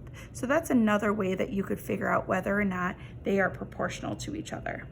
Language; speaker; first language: English; native; English